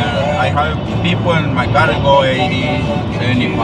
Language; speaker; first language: English; non-native, learner; Spanish